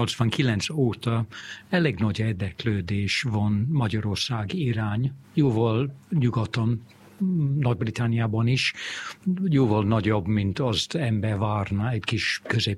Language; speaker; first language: Hungarian; non-native, fluent; English